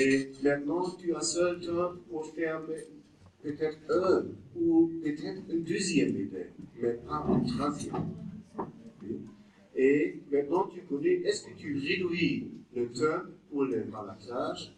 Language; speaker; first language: French; non-native, learner; German